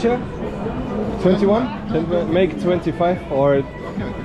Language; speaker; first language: English; non-native, fluent; German